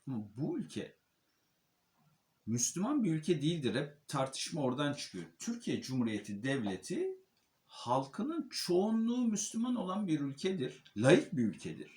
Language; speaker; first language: Turkish; native; Turkish